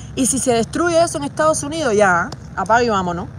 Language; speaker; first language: Spanish; native; Spanish